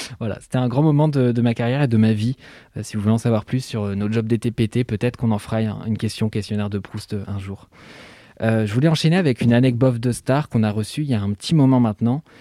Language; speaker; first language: French; native; French